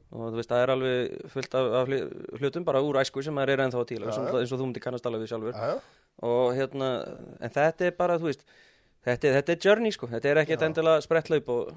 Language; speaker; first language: Icelandic; early bilingual, heritage; Icelandic